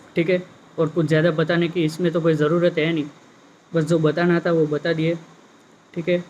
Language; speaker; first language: Hindi; non-native, local second language; Gujarati